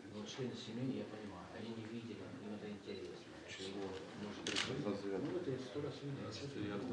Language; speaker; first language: Russian; native; Russian